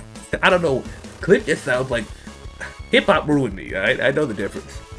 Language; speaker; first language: English; native; English